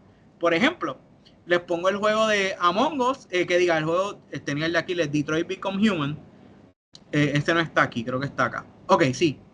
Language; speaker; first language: Spanish; native; Spanish